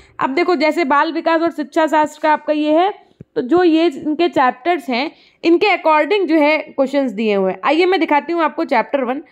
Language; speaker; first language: Hindi; native; Hindi